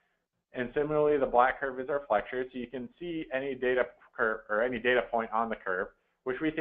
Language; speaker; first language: English; native; English